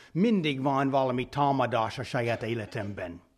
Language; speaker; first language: Hungarian; non-native, fluent; English